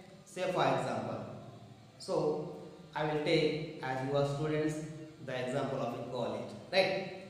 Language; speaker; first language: English; non-native, local second language; Kannada